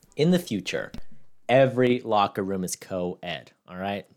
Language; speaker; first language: English; native; English